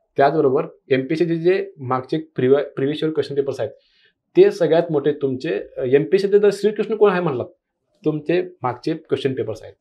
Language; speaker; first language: Marathi; non-native, local second language; Kannada